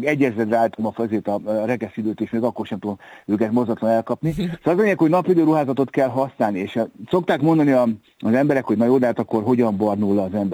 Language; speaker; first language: Hungarian; native; Hungarian